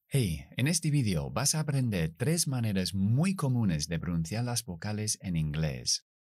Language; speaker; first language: Spanish; non-native, fluent; English